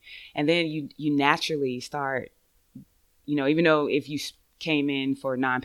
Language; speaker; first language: English; native; English